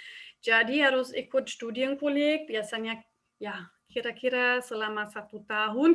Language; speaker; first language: Indonesian; non-native, fluent; German